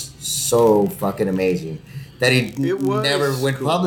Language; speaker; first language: English; non-native, fluent; Spanish